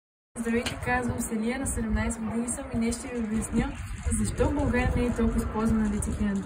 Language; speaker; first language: Bulgarian; early bilingual, heritage; Bulgarian